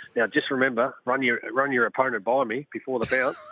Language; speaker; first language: English; native; English